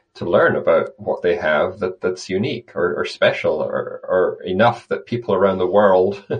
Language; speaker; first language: English; native; English